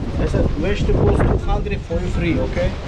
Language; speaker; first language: English; non-native, learner; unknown